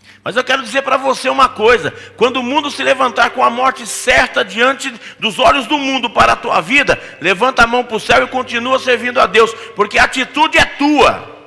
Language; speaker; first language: Portuguese; native; Portuguese